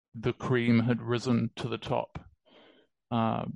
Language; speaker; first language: English; native; English